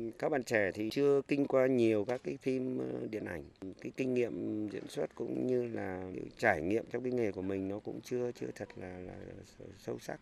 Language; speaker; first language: Vietnamese; native; Vietnamese